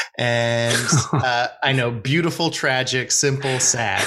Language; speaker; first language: English; native; English